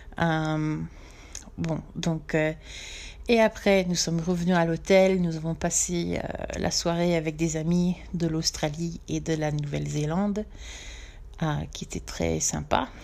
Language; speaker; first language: French; non-native, fluent; English